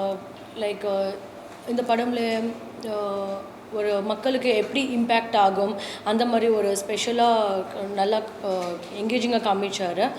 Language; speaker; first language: Tamil; non-native, learner; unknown